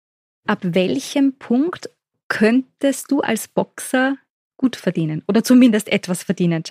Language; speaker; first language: German; native; German